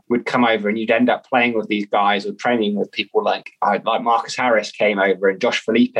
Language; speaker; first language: English; native; English